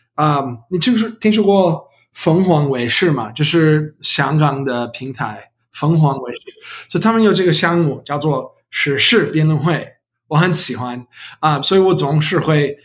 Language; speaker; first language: Chinese; non-native, learner; English